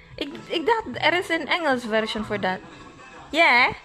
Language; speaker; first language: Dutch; non-native, learner; Filipino